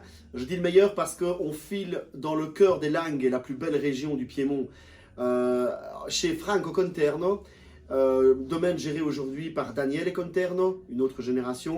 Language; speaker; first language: French; native; French